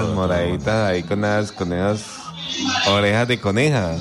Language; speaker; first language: Spanish; native; Spanish